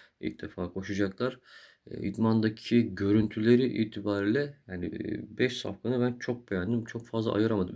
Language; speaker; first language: Turkish; native; Turkish